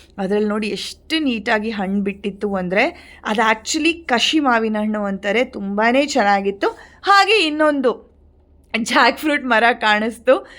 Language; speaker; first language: Kannada; non-native, local second language; Tulu